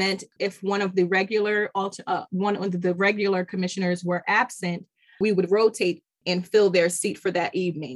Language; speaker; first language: English; native; English